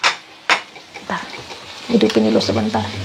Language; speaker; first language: Indonesian; native; Indonesian